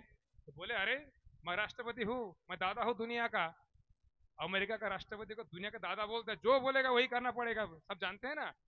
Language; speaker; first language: Hindi; non-native, local second language; Bangla